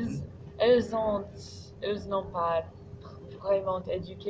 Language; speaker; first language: French; non-native, learner; English